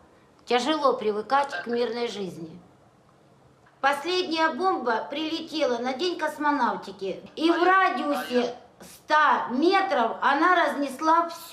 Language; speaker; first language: Russian; native; Russian